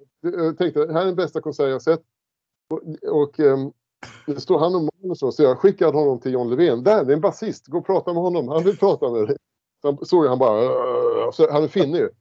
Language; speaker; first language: Swedish; native; Swedish